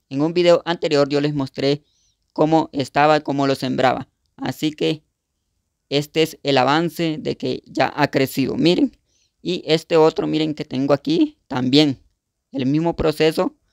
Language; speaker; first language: Spanish; native; Spanish